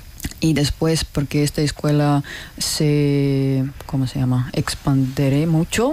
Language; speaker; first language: Spanish; non-native, learner; Russian